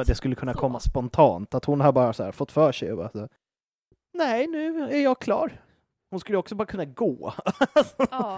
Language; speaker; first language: Swedish; native; Swedish